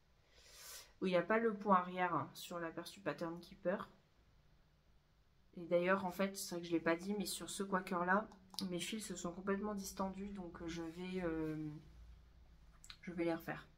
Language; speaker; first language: French; native; French